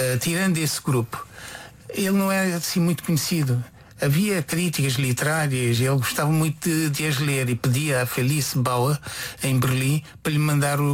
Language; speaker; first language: Portuguese; non-native, fluent; Konkani